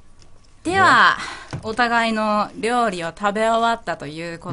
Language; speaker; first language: Japanese; native; Japanese